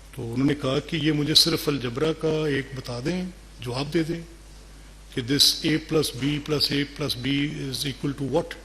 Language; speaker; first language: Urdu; non-native, local second language; Punjabi